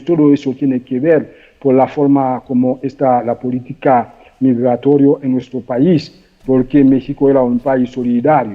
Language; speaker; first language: Spanish; non-native, fluent; Haitian Creole